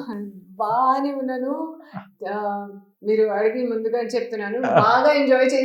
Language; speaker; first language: Telugu; non-native, learner; Hindi